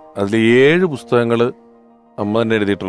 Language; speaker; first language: Malayalam; native; Malayalam